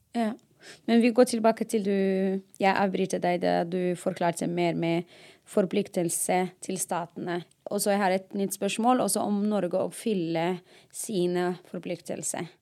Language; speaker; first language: Norwegian; non-native, fluent; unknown